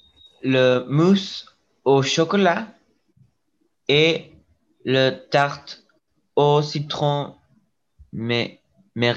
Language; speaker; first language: French; non-native, learner; Spanish